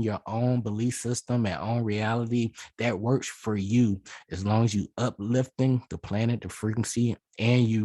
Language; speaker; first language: English; native; English